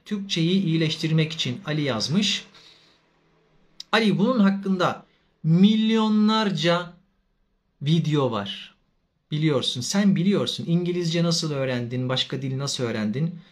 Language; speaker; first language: Turkish; native; Turkish